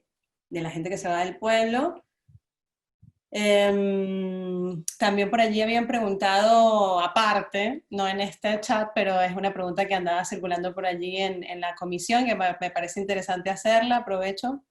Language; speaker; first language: Spanish; native; Spanish